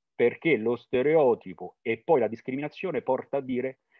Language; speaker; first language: Italian; native; Italian